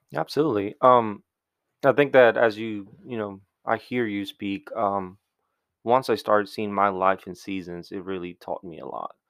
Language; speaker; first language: English; early bilingual, other home language; Spanish